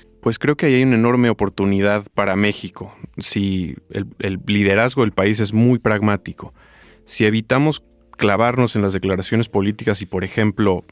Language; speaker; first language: Spanish; native; Spanish